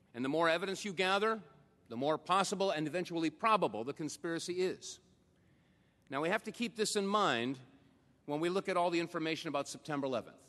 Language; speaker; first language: English; native; English